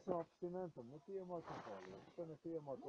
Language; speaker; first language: Polish; non-native, learner; Ukrainian